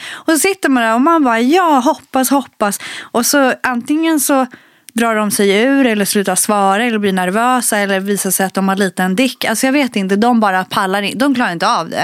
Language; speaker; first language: Swedish; early bilingual, other home language; Spanish